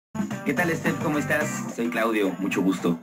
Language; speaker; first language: Spanish; native; Spanish